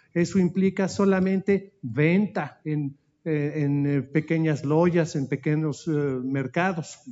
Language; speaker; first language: Spanish; native; Spanish